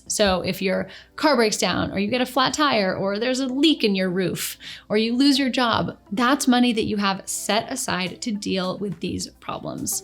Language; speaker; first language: English; native; English